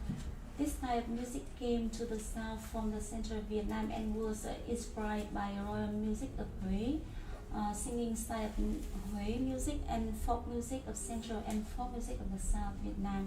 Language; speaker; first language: English; non-native, learner; Vietnamese